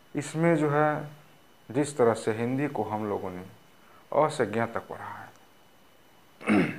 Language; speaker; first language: Hindi; non-native, local second language; Bhojpuri